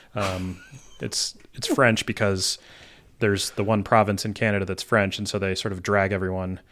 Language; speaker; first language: English; native; English